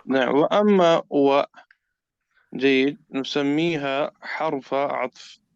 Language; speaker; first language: Arabic; non-native, fluent; Urdu